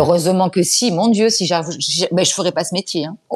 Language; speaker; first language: French; native; French